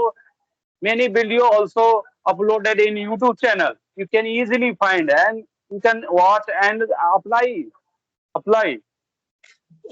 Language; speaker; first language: English; non-native, learner; Bhojpuri